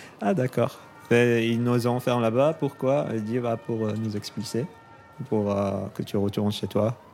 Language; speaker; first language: French; non-native, local second language; Arabic